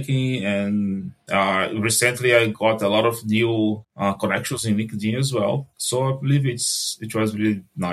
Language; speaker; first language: English; non-native, fluent; Portuguese